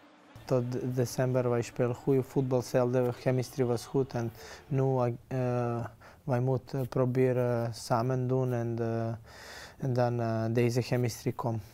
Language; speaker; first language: Dutch; non-native, learner; Serbian